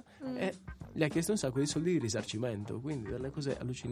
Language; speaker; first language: Italian; native; Italian